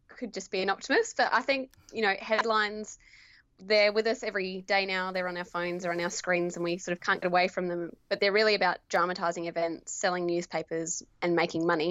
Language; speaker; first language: English; native; English